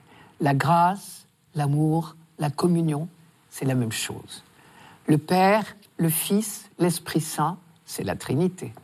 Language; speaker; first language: French; native; French